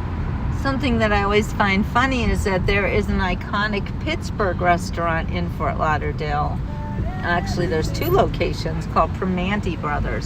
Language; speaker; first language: English; native; English